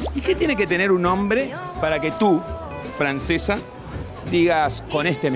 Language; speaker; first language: Spanish; native; Spanish